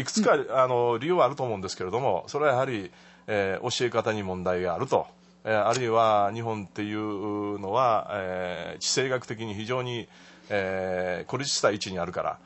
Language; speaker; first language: Japanese; native; Japanese